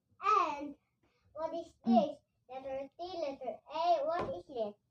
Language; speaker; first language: English; non-native, learner; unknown